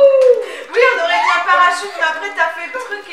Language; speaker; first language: French; native; French